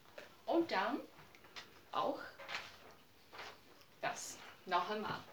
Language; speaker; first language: German; non-native, learner; Chinese